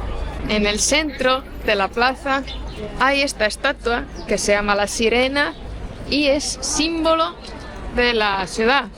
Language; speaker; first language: Spanish; non-native, fluent; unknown